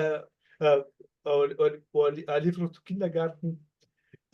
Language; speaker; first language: Portuguese; non-native, learner; German